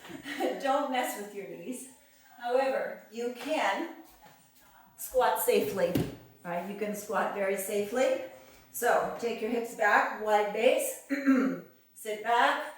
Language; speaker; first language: English; native; English